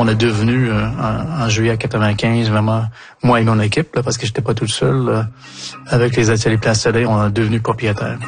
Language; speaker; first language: French; native; French